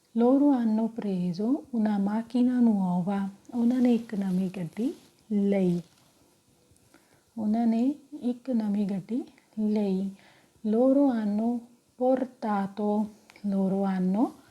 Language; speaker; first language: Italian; non-native, fluent; Punjabi